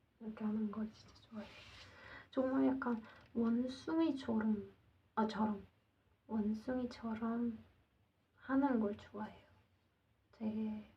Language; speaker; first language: Korean; non-native, learner; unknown